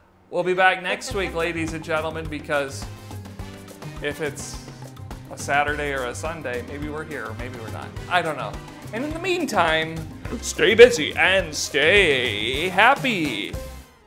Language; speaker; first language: English; native; English